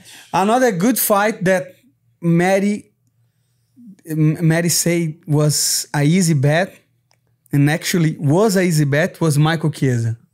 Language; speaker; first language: English; non-native, fluent; Portuguese